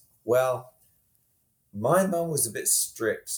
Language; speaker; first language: English; native; English